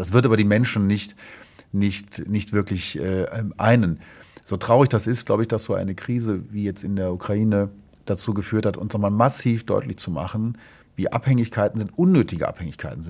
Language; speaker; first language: German; native; German